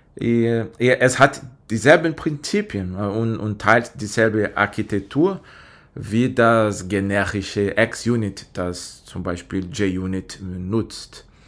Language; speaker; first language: German; non-native, fluent; Portuguese